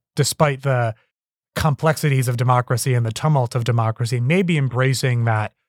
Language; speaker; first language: English; native; English